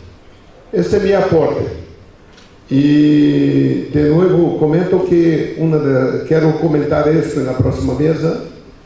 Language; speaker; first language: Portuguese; non-native, learner; Spanish